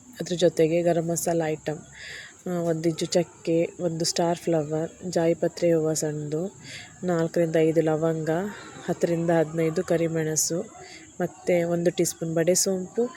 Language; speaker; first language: Kannada; native; Kannada